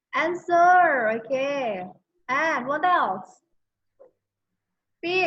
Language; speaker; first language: English; non-native, fluent; Indonesian